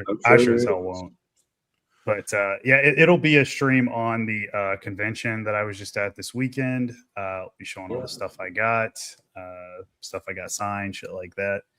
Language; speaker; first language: English; native; English